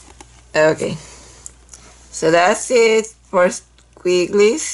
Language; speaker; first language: English; non-native, fluent; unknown